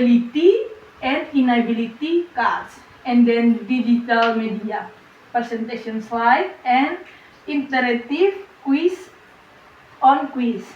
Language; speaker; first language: English; non-native, learner; Indonesian